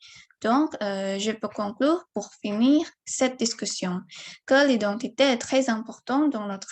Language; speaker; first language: French; non-native, learner; Indonesian